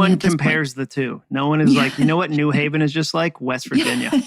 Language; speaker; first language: English; native; English